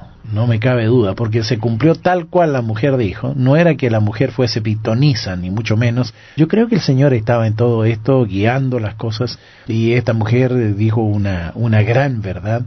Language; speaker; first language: Spanish; native; Spanish